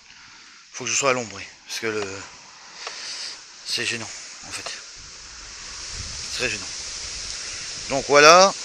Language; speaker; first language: French; native; French